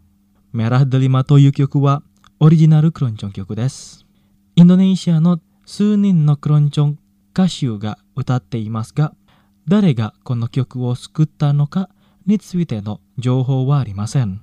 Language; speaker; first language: Japanese; non-native, fluent; Indonesian